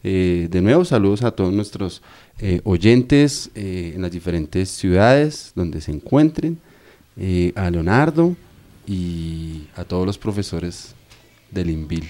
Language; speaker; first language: Spanish; native; Spanish